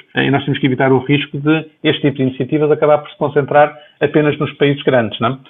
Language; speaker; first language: Portuguese; native; Portuguese